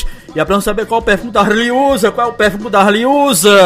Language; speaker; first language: Portuguese; native; Portuguese